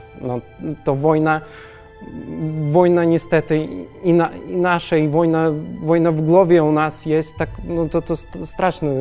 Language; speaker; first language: Polish; non-native, learner; Russian